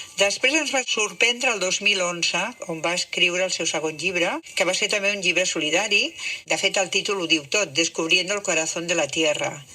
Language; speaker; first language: Catalan; native; Catalan